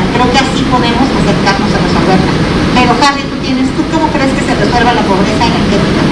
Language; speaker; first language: Spanish; native; Spanish